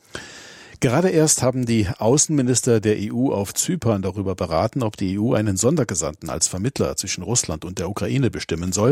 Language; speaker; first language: German; native; German